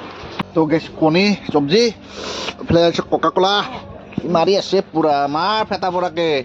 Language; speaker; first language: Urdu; non-native, local second language; Assamese